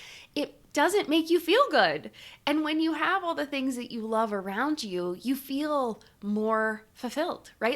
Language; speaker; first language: English; native; English